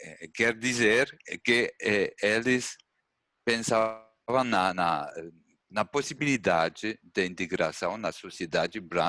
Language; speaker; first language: Portuguese; non-native, learner; German